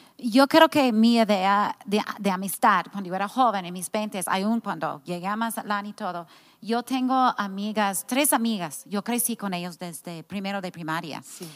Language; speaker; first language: Spanish; non-native, fluent; English